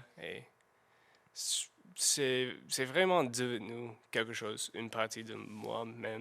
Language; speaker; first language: French; non-native, learner; English